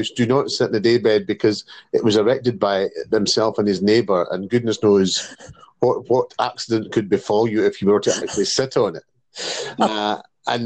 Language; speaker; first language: English; native; English